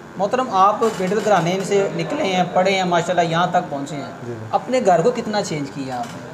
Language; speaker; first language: Urdu; non-native, local second language; Punjabi